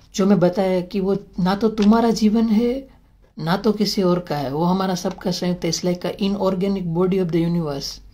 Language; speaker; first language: Hindi; non-native, local second language; Gujarati